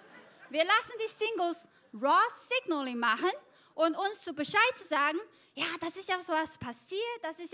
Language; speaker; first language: German; non-native, fluent; Chinese